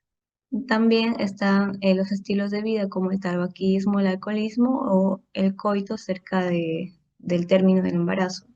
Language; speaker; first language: Spanish; native; Spanish